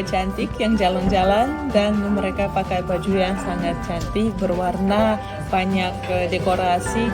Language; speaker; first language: Indonesian; non-native, fluent; Russian